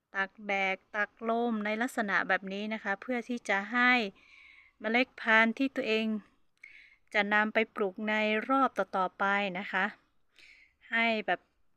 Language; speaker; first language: Thai; non-native, local second language; Hmong